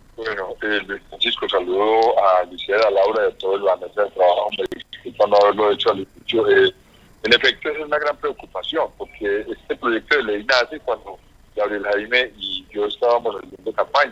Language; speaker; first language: Spanish; native; Spanish